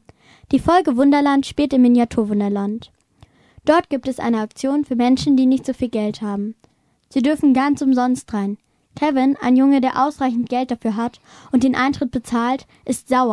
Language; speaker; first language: German; native; German